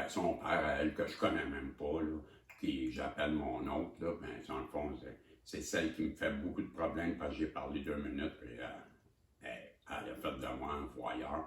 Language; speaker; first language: French; native; French